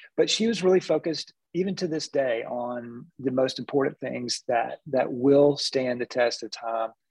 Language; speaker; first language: English; native; English